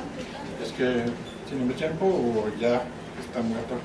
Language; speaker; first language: Spanish; non-native, learner; French